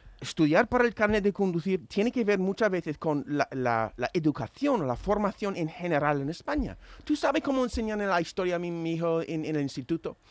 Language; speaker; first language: Spanish; non-native, fluent; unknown